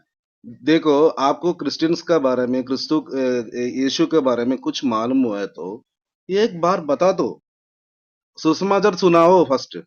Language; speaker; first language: Hindi; non-native, local second language; Malayalam